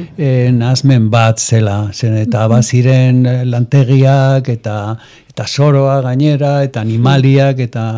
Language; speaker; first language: Basque; non-native, local second language; Spanish